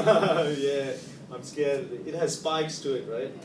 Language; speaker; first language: English; non-native, fluent; French